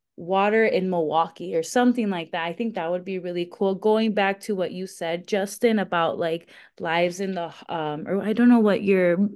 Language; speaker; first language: English; native; English